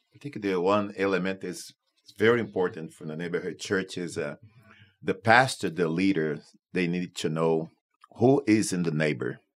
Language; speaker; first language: English; non-native, learner; Portuguese